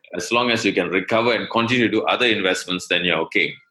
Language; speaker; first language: English; non-native, local second language; Tamil